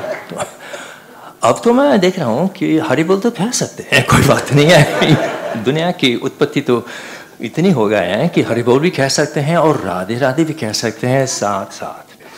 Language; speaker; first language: Hindi; non-native, fluent; English